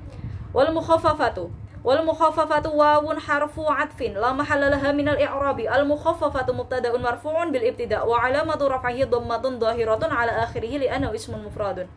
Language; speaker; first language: Arabic; non-native, learner; Javanese